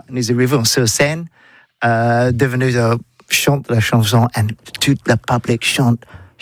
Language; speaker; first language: French; non-native, learner; English